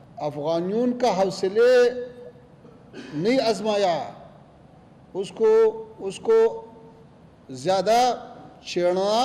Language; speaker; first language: Hindi; non-native, fluent; Pashto